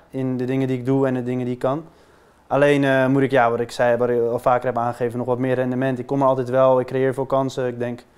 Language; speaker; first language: Dutch; native; Dutch